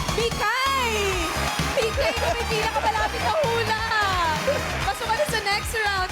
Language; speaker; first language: Filipino; native; Filipino